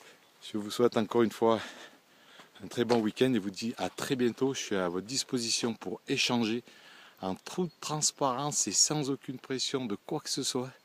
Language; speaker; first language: French; native; French